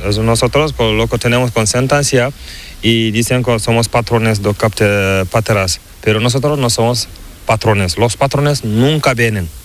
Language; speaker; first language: Spanish; non-native, learner; Fula